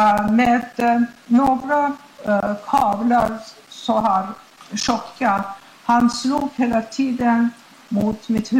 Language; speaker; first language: Swedish; non-native, fluent; Persian